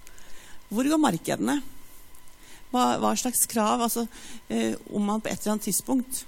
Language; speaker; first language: Norwegian; native; Norwegian